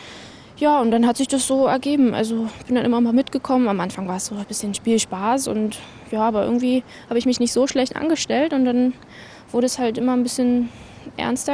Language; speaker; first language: German; native; German